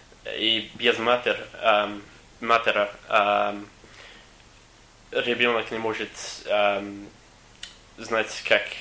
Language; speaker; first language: Russian; non-native, learner; English